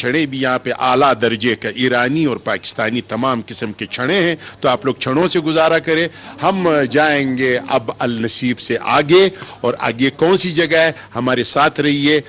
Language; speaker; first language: Urdu; non-native, local second language; Pashto